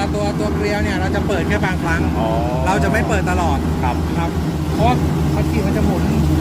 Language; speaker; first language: Thai; native; Thai